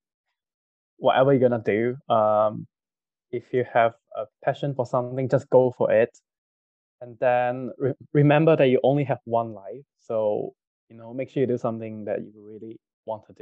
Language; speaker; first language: English; non-native, local second language; Cantonese